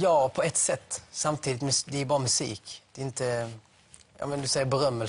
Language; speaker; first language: Swedish; native; Swedish